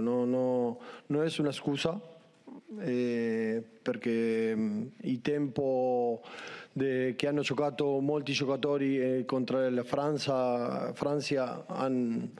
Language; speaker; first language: Italian; non-native, learner; Spanish